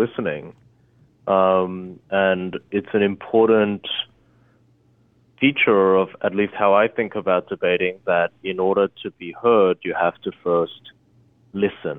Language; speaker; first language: English; early bilingual, other home language; Korean